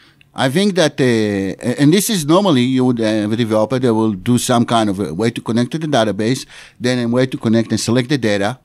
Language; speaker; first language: English; non-native, fluent; Hebrew